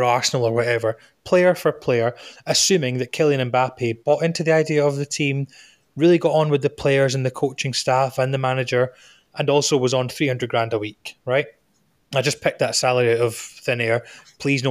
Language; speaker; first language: English; native; English